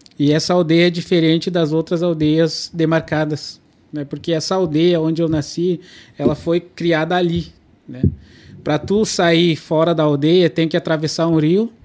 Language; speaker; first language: Portuguese; non-native, local second language; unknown